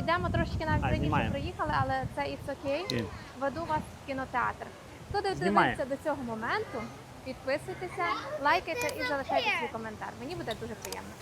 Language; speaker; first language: Ukrainian; native; Ukrainian